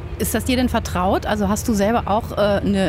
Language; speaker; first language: German; native; German